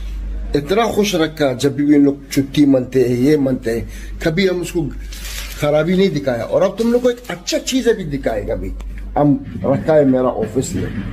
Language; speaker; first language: Hindi; non-native, learner; Arabic